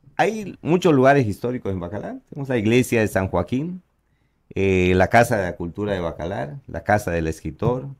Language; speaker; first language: Spanish; native; Spanish